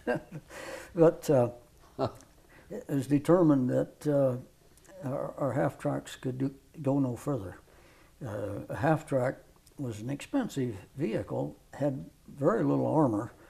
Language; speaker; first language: English; native; English